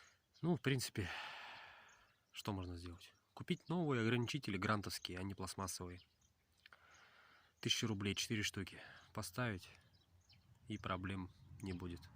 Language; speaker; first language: Russian; native; Russian